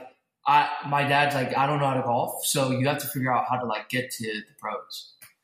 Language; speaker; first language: English; native; English